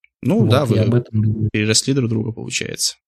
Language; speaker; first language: Russian; native; Russian